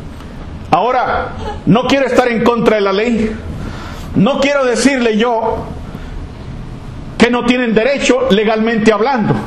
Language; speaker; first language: Spanish; native; Spanish